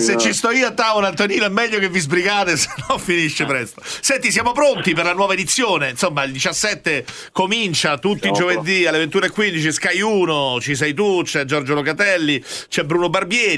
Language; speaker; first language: Italian; native; Italian